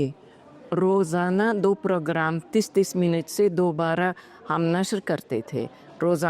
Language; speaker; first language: Hindi; non-native, fluent; Uzbek